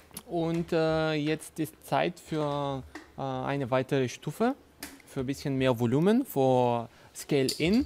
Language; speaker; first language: German; non-native, fluent; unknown